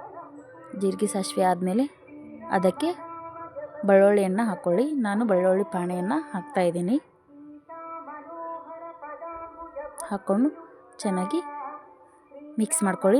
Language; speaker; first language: Kannada; native; Kannada